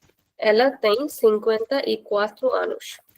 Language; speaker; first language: Portuguese; non-native, fluent; Hindi